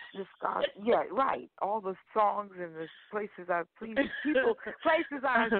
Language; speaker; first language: English; native; English